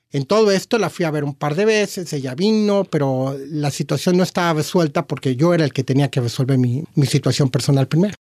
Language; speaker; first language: Spanish; native; Spanish